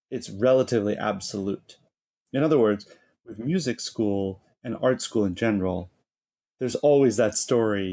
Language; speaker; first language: English; native; English